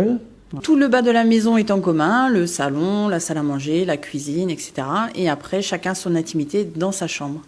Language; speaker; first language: French; native; French